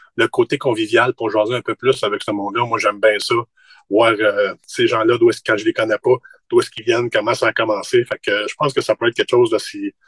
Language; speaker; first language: French; native; French